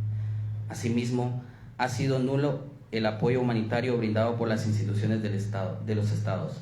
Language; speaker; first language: Spanish; native; Spanish